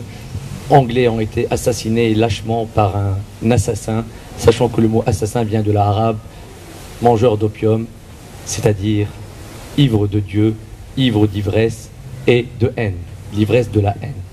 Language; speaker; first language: French; non-native, local second language; Arabic